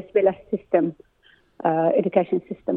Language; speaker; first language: Arabic; native; Arabic